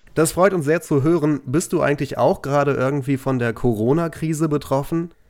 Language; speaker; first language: German; native; German